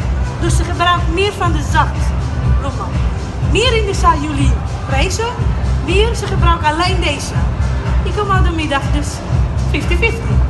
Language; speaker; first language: Dutch; non-native, learner; Italian